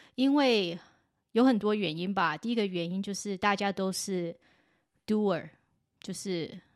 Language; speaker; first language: Chinese; early bilingual, heritage; Chinese